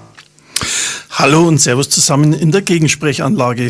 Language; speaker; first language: German; native; German